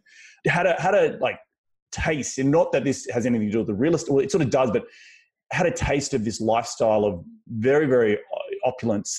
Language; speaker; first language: English; native; English